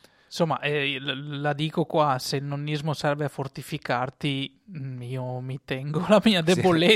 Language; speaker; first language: Italian; native; Italian